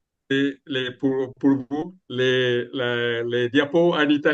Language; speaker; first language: French; non-native, learner; Italian